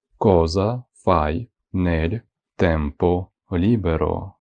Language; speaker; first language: Italian; non-native, fluent; Ukrainian